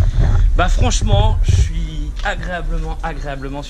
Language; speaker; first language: French; native; French